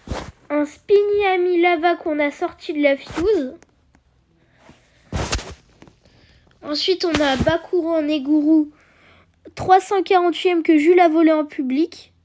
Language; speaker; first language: French; native; French